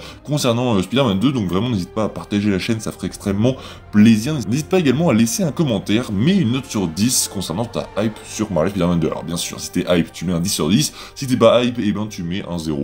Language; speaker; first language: French; native; French